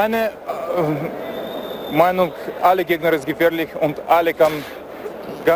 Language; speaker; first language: German; non-native, learner; Russian